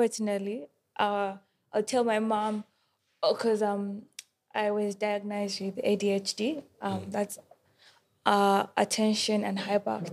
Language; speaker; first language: English; non-native, local second language; Ganda